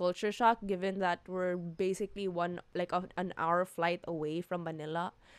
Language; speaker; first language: English; non-native, local second language; Cebuano